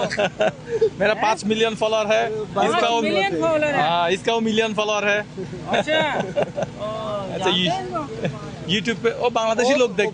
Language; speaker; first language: Hindi; non-native, learner; Bangla